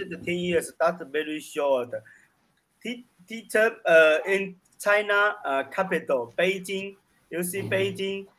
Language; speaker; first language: English; non-native, learner; Chinese